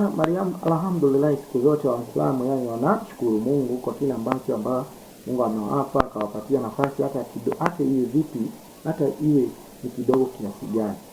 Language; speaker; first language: Swahili; non-native, local second language; Luo (Kenya and Tanzania)